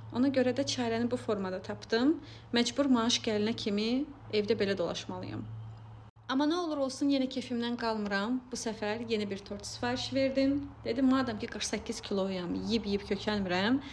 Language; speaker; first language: Azerbaijani; non-native, local second language; Lezghian